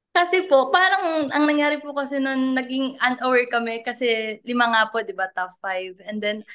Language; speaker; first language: Filipino; native; Filipino